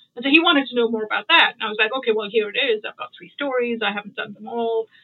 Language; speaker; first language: English; non-native, local second language; Gujarati